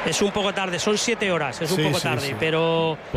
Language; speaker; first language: Spanish; native; Spanish